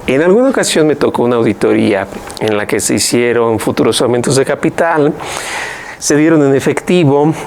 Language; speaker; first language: Spanish; native; Spanish